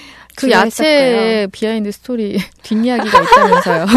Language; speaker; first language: Korean; native; Korean